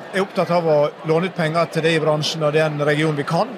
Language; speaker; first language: Norwegian; native; Norwegian